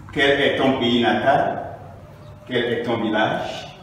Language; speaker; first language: French; non-native, fluent; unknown